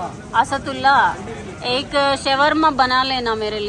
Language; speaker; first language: Hindi; non-native, local second language; Telugu